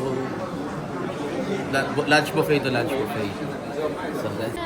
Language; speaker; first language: English; non-native, fluent; Filipino